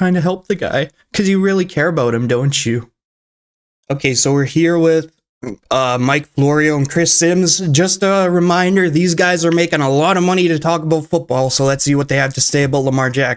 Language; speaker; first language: English; native; English